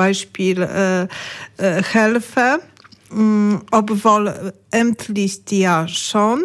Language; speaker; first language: German; non-native, learner; Polish